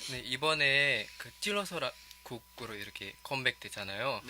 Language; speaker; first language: Korean; non-native, fluent; Indonesian